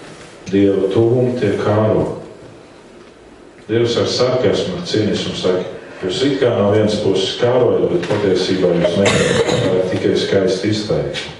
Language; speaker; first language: Latvian; native; Latvian